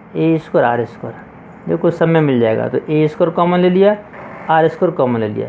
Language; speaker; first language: Hindi; native; Hindi